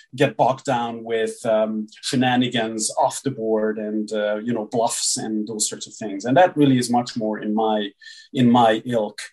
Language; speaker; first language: English; early bilingual, other home language; Hungarian